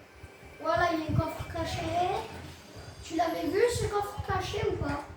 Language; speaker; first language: French; native; French